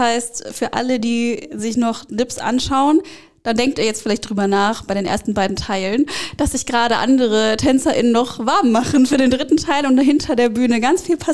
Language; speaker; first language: German; native; German